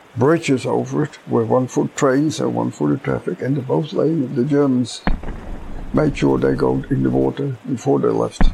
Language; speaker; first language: English; non-native, fluent; Dutch